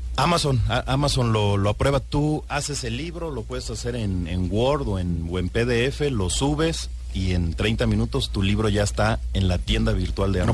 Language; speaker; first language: Spanish; native; Spanish